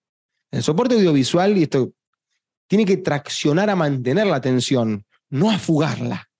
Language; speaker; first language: Spanish; native; Spanish